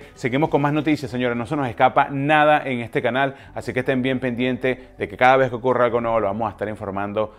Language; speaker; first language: Spanish; native; Spanish